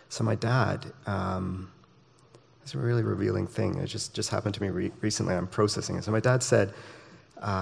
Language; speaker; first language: English; native; English